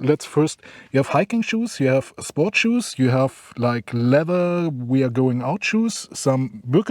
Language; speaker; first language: English; non-native, fluent; German